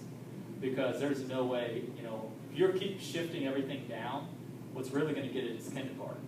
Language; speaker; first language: English; native; English